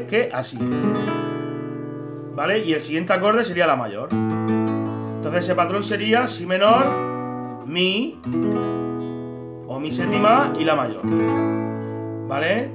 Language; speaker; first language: Spanish; native; Spanish